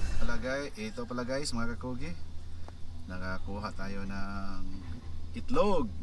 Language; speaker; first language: Filipino; non-native, local second language; Cebuano